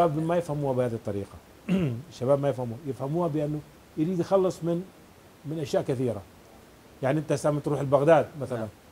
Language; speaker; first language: Arabic; native; Arabic